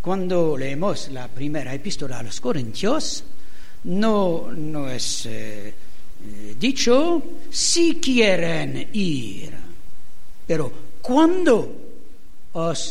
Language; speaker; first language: Spanish; non-native, fluent; French